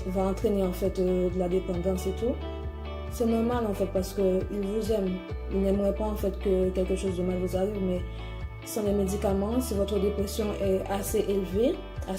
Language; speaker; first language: French; native; French